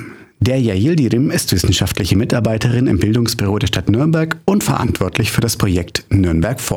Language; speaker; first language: German; native; German